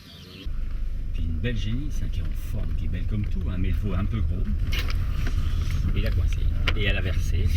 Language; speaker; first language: French; native; French